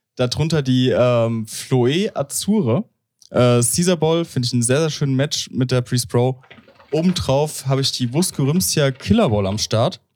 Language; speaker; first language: German; native; German